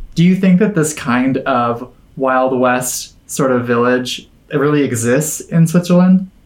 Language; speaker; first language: English; native; English